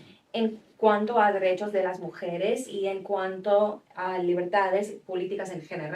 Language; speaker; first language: Spanish; non-native, fluent; English